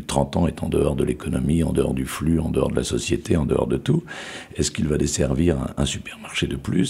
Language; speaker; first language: French; native; French